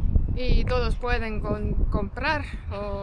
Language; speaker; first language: Spanish; non-native, fluent; Estonian